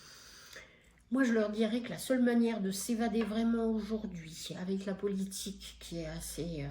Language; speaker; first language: French; native; French